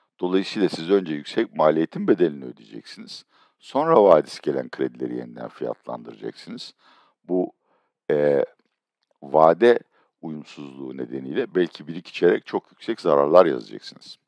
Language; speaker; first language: Turkish; native; Turkish